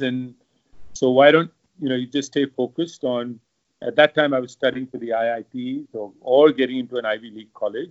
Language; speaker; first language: English; non-native, local second language; Hindi